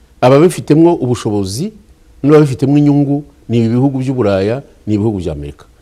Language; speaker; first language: Kinyarwanda; native; Kinyarwanda